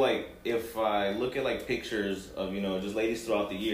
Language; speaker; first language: English; early bilingual, other home language; Spanish